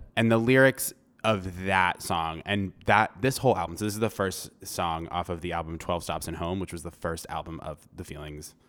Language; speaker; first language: English; native; English